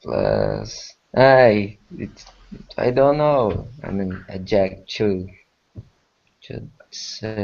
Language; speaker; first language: English; non-native, learner; Portuguese